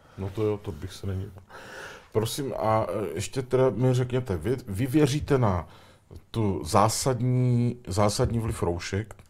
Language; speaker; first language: Czech; native; Czech